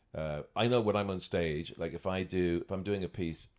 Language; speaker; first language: English; native; English